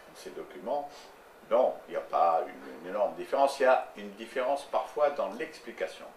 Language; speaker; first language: French; native; French